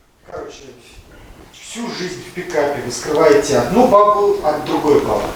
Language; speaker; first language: Russian; native; Russian